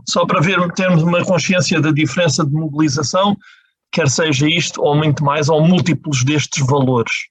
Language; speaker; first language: Portuguese; native; Portuguese